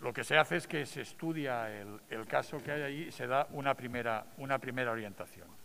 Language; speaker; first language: Spanish; non-native, local second language; Catalan